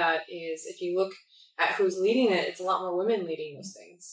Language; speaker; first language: English; native; English